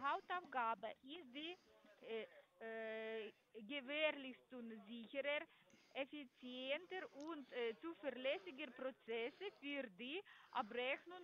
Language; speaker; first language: German; non-native, learner; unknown